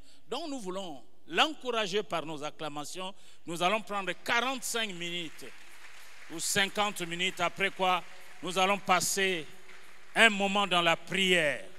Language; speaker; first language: French; non-native, local second language; Lingala